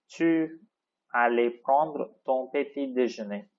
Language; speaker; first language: French; non-native, fluent; Tamil